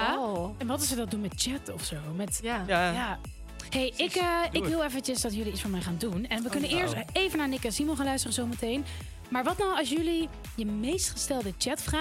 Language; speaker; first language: Dutch; native; Dutch